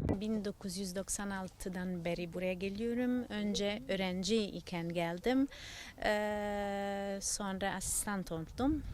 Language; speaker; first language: Turkish; non-native, learner; Italian